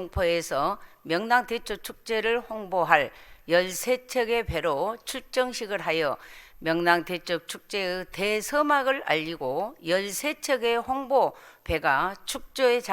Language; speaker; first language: Korean; native; Korean